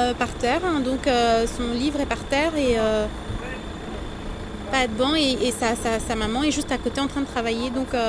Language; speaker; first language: French; native; French